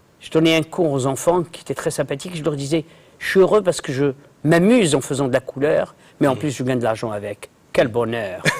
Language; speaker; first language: French; non-native, local second language; Arabic